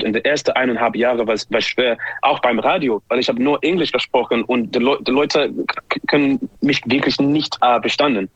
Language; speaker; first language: German; non-native, learner; English